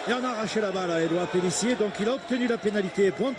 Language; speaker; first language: French; native; French